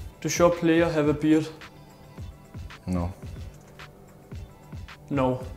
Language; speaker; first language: English; non-native, fluent; Danish